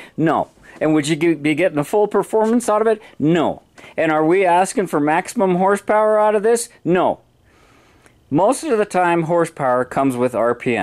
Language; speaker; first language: English; native; English